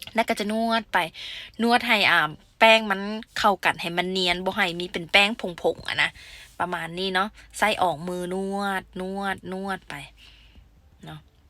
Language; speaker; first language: Thai; native; Thai